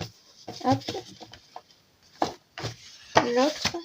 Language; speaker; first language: French; native; French